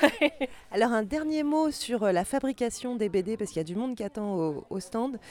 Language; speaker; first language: French; native; French